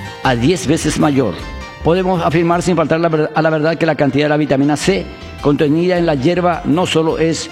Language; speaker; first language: Spanish; native; Spanish